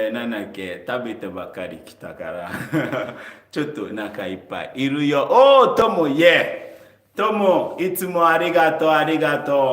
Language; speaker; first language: Japanese; non-native, learner; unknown